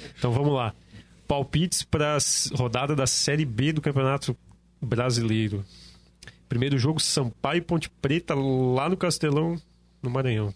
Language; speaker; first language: Portuguese; native; Portuguese